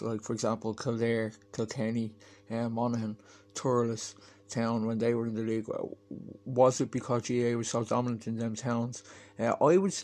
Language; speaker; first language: English; native; English